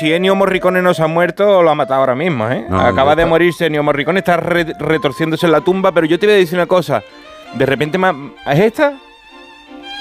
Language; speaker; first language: Spanish; native; Spanish